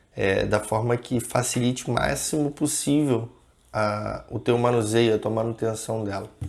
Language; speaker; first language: Portuguese; native; Portuguese